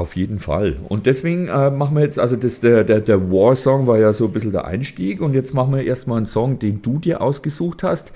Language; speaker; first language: German; native; German